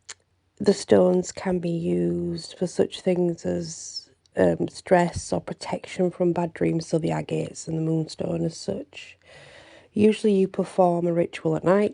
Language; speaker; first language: English; native; English